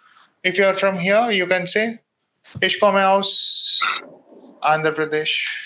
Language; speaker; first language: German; non-native, fluent; Telugu